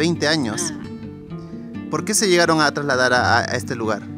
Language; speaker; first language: Spanish; native; Spanish